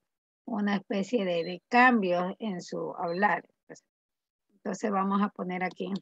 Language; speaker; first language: Spanish; native; Spanish